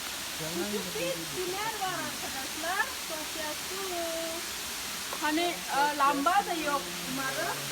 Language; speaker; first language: Turkish; non-native, learner; Indonesian